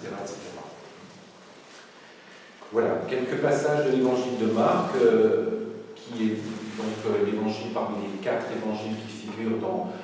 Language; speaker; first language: French; native; French